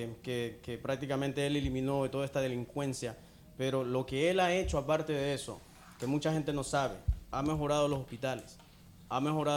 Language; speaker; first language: Spanish; native; Spanish